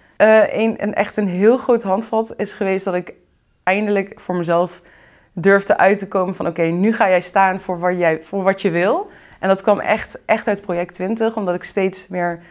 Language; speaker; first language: Dutch; early bilingual, other home language; Arabic